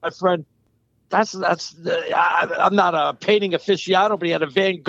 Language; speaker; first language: English; native; English